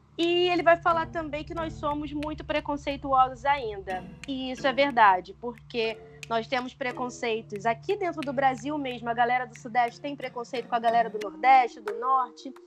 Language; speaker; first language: Portuguese; native; Portuguese